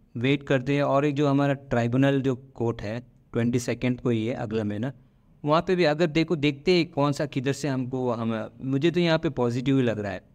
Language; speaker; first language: Hindi; non-native, local second language; Malayalam